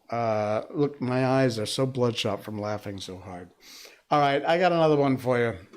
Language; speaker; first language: English; native; English